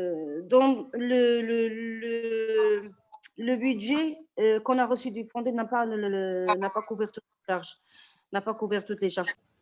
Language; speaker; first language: French; non-native, local second language; Arabic